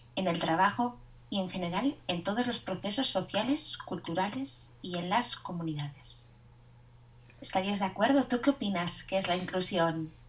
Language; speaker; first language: Spanish; native; Spanish